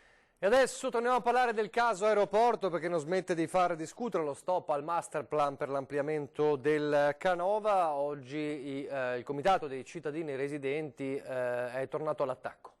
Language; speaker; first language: Italian; native; Italian